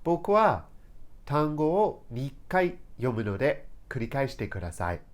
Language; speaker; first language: Japanese; non-native, fluent; English